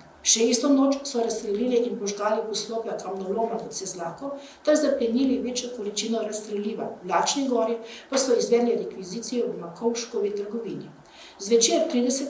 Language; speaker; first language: Slovenian; native; Slovenian